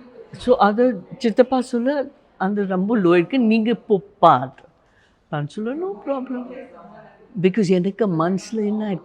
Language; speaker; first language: Tamil; non-native, learner; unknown